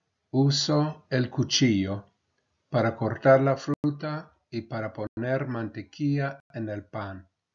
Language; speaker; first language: Spanish; non-native, fluent; English